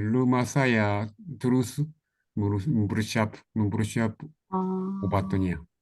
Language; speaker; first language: Indonesian; non-native, learner; Japanese